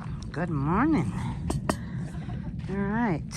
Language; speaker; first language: English; native; English